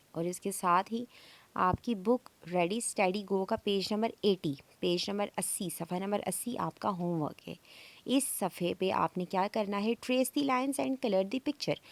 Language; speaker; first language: Urdu; native; Urdu